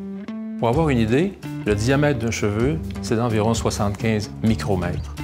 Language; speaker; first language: French; native; French